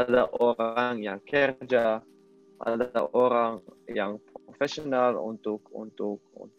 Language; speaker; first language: Indonesian; non-native, learner; Dutch